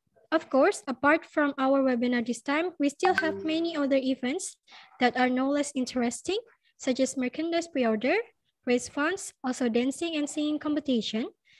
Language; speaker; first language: English; non-native, fluent; Indonesian